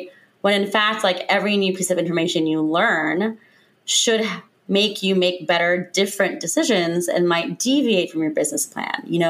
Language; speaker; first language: English; native; English